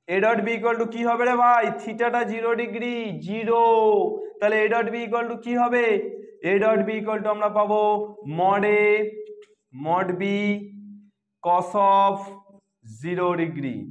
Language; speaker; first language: Hindi; non-native, local second language; Bangla